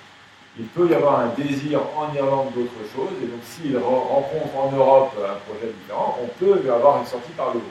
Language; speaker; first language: French; native; French